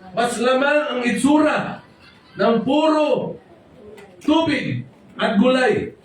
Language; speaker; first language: Filipino; non-native, local second language; Cebuano